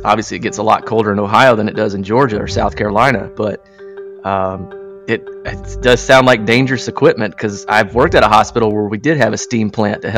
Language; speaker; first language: English; native; English